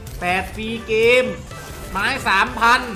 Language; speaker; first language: Thai; native; Thai